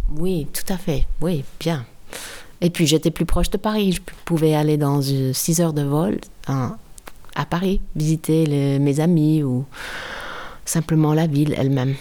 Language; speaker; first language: French; non-native, fluent; English